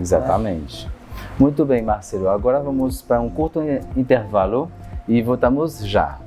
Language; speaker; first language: Portuguese; non-native, fluent; French